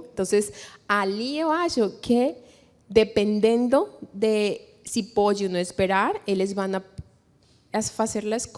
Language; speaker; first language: Portuguese; non-native, fluent; Spanish